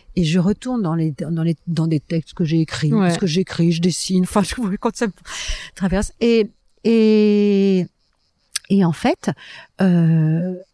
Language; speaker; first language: French; native; French